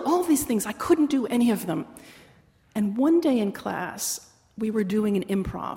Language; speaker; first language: English; native; English